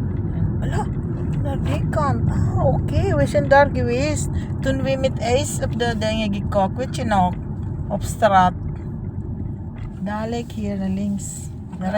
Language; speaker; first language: Dutch; non-native, learner; Filipino